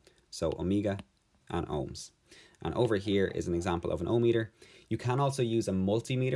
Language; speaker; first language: English; native; English